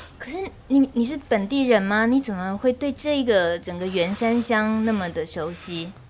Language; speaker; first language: Chinese; native; Chinese